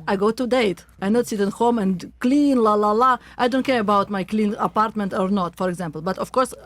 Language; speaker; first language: English; non-native, learner; Russian